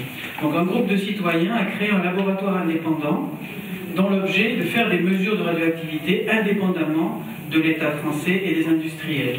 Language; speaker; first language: French; native; French